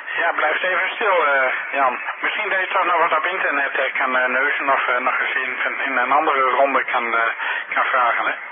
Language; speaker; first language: Dutch; native; Dutch